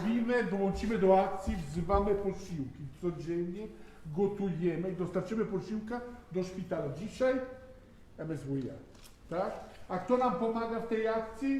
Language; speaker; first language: Polish; non-native, learner; Italian